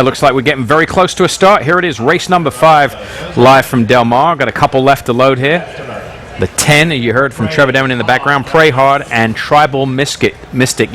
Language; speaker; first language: English; native; English